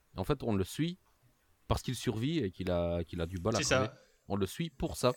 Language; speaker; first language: French; native; French